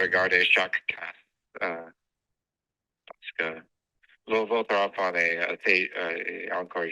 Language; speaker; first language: French; non-native, fluent; English